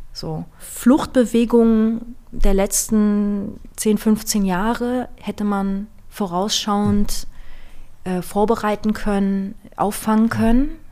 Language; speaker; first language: German; early bilingual, other home language; Persian